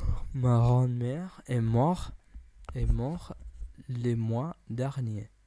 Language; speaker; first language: French; non-native, learner; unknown